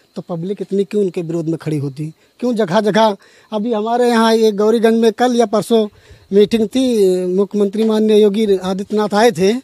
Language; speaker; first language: Hindi; native; Hindi